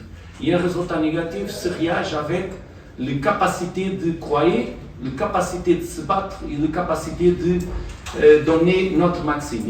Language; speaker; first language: French; non-native, fluent; Portuguese